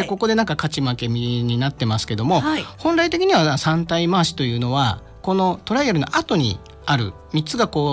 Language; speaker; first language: Japanese; native; Japanese